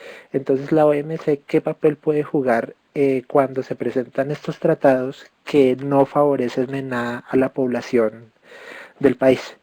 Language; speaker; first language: Spanish; native; Spanish